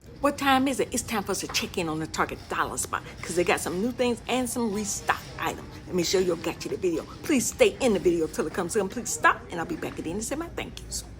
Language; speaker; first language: English; native; English